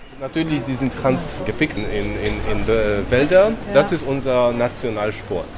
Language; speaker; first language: German; non-native, fluent; Polish